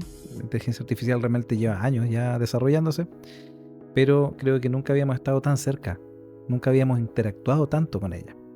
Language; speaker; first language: Spanish; native; Spanish